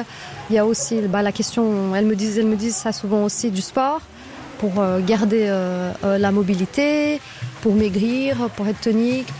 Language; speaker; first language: French; non-native, fluent; Portuguese